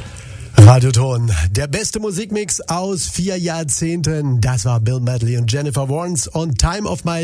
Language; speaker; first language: German; native; German